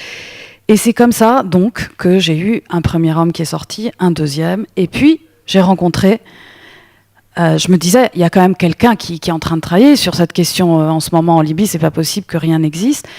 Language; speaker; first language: French; native; French